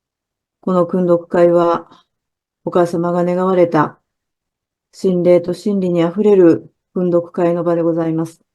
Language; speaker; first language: Japanese; native; Japanese